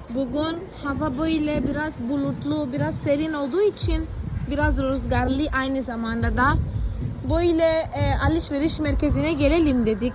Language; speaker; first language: Turkish; non-native, fluent; Portuguese